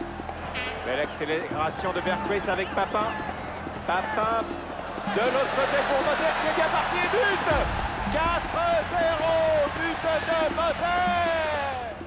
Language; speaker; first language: French; native; French